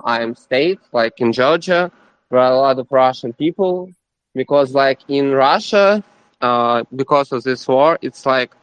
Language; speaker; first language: English; non-native, learner; Russian